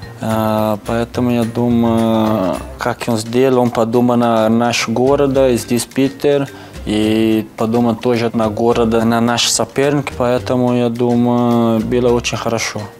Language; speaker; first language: Russian; non-native, learner; Portuguese